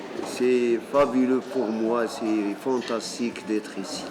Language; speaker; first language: French; non-native, local second language; Arabic